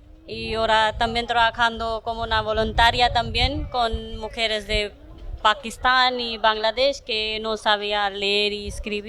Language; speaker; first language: Spanish; non-native, learner; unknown